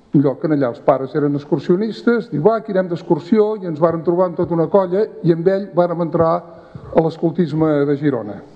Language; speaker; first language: Catalan; native; Catalan